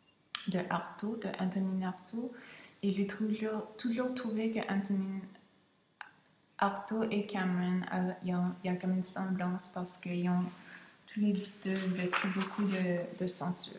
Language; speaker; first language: French; non-native, local second language; English